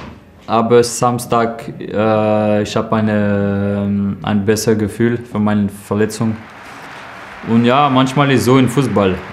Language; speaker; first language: German; non-native, learner; French